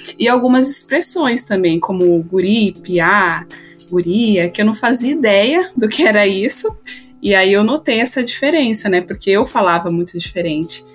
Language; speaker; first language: Portuguese; native; Portuguese